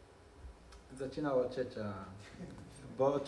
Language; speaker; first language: Polish; non-native, learner; Hebrew